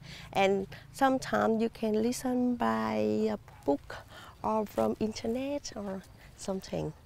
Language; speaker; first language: English; non-native, learner; Vietnamese